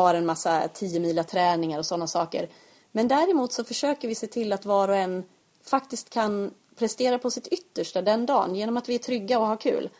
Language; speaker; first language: Swedish; native; Swedish